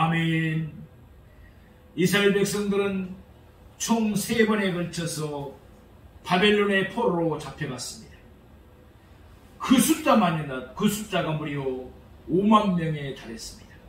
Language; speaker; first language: Korean; native; Korean